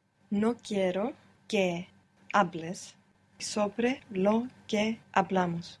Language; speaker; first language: Spanish; non-native, learner; English